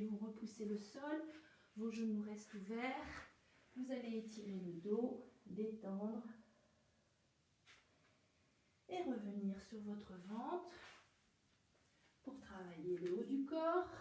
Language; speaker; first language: French; native; French